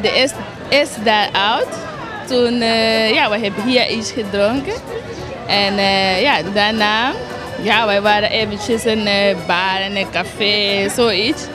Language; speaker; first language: Dutch; non-native, learner; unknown